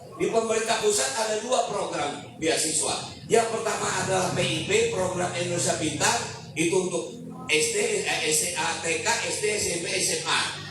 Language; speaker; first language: Indonesian; native; Indonesian